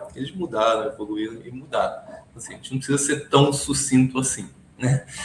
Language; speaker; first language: Portuguese; early bilingual, other home language; Hebrew